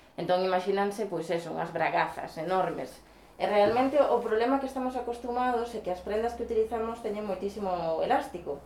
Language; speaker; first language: Spanish; native; Spanish